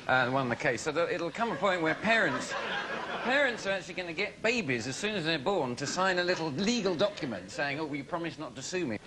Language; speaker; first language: English; native; English